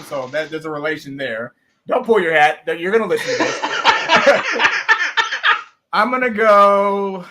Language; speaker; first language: English; native; English